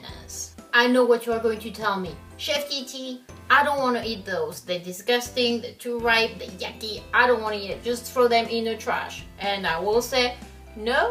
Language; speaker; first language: English; non-native, fluent; French